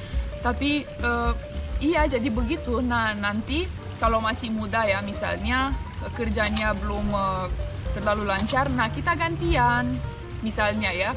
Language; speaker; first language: Indonesian; non-native, fluent; Romanian